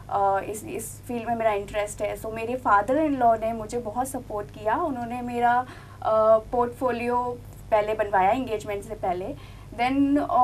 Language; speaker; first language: Hindi; non-native, local second language; Gujarati